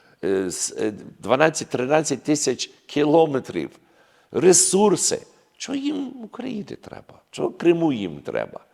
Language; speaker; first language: Ukrainian; early bilingual, heritage; Ukrainian